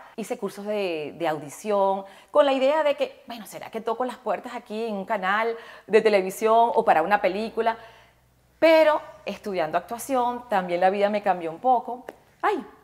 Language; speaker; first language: Spanish; native; Spanish